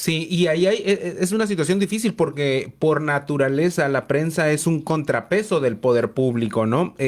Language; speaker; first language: Spanish; native; Spanish